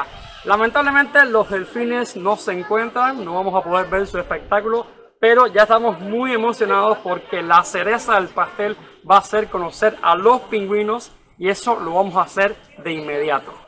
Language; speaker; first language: Spanish; native; Spanish